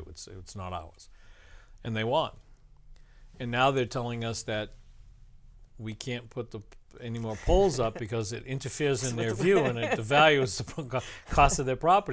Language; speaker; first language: English; native; English